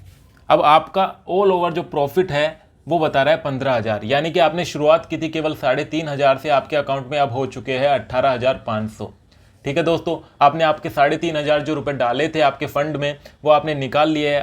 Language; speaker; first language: Hindi; native; Hindi